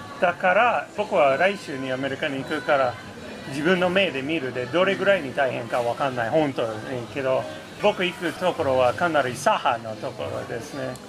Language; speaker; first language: Japanese; non-native, fluent; English